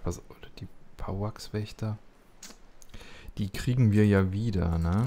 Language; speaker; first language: German; native; German